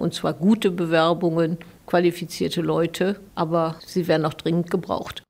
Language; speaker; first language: German; native; German